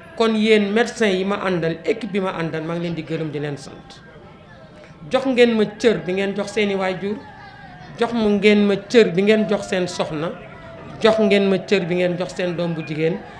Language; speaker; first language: Wolof; native; Wolof